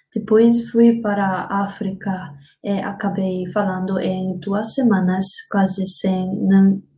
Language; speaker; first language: Portuguese; non-native, learner; Korean